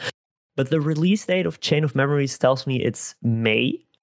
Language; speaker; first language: English; non-native, fluent; Dutch